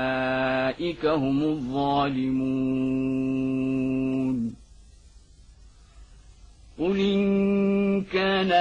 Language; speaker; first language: Arabic; native; Arabic